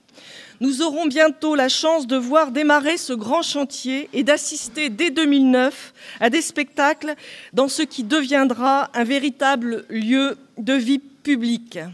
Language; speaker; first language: French; native; French